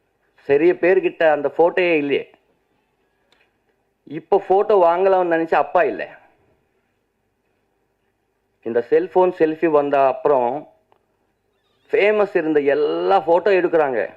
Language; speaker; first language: Tamil; non-native, learner; Telugu